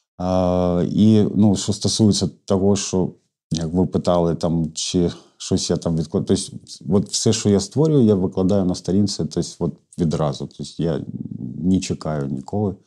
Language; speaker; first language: Ukrainian; non-native, local second language; Russian